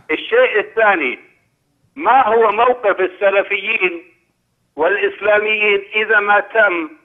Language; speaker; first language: Arabic; native; Arabic